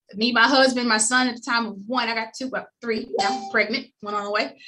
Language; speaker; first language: English; native; English